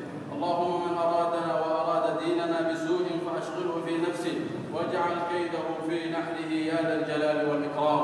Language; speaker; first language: Arabic; non-native, local second language; Somali